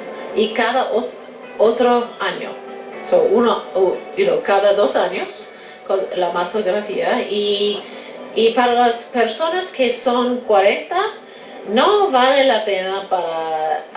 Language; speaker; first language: Spanish; non-native, fluent; English